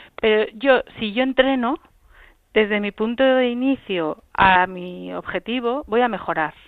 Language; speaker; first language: Spanish; native; Spanish